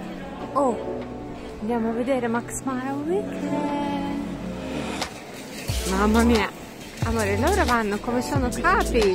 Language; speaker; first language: Italian; non-native, learner; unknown